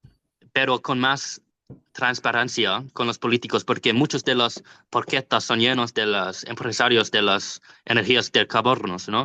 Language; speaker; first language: Spanish; non-native, learner; English